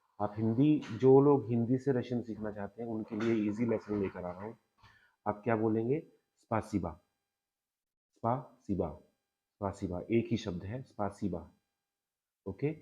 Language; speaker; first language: Hindi; native; Hindi